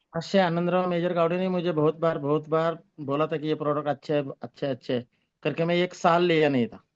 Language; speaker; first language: Hindi; non-native, local second language; Marathi